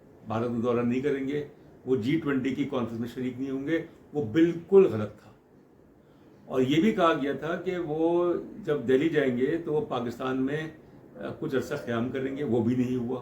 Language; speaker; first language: Urdu; native; Urdu